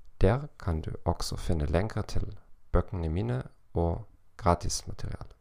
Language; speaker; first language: Norwegian; non-native, learner; German